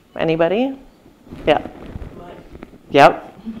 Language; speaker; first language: English; native; English